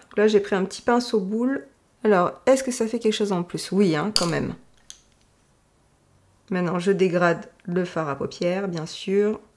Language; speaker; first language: French; native; French